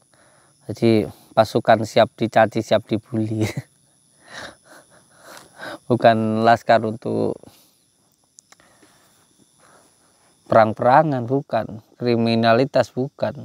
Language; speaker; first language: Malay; non-native, local second language; Javanese